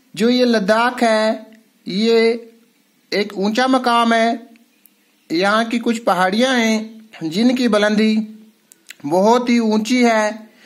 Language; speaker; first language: Urdu; non-native, local second language; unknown